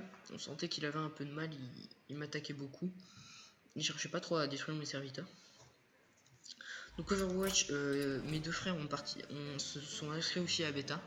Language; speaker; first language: French; native; French